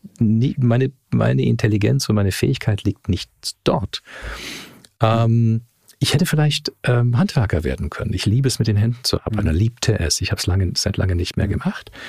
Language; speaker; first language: German; early bilingual, heritage; German